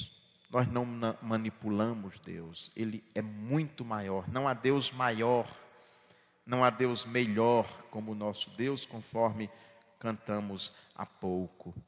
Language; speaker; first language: Portuguese; native; Portuguese